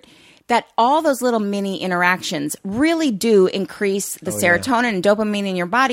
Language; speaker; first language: English; native; English